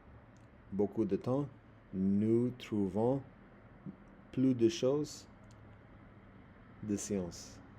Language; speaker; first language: French; non-native, learner; English